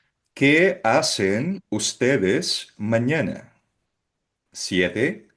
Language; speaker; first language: Spanish; non-native, fluent; Filipino